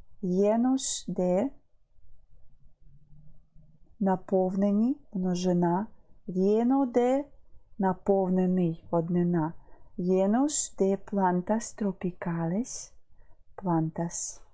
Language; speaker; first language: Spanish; non-native, fluent; Ukrainian